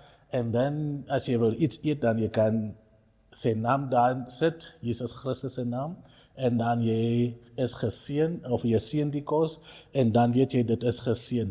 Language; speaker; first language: Afrikaans; non-native, local second language; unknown